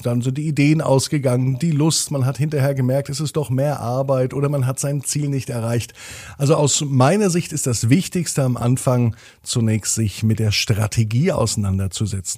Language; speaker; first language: German; native; German